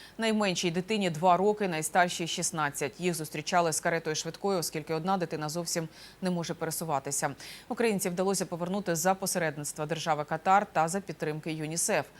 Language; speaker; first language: Ukrainian; native; Ukrainian